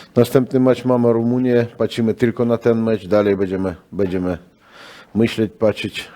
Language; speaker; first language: Polish; non-native, fluent; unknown